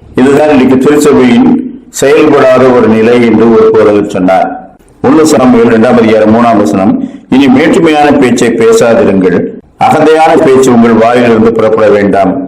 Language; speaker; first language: Tamil; native; Tamil